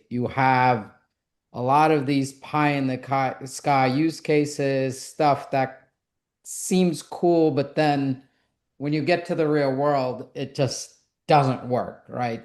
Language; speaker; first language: English; native; English